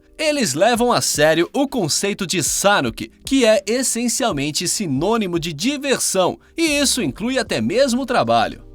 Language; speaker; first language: Portuguese; native; Portuguese